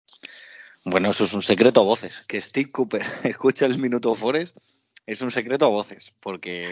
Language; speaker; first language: Spanish; native; Spanish